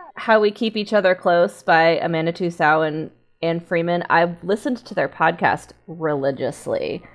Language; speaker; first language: English; native; English